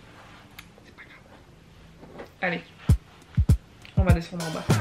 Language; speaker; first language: French; native; French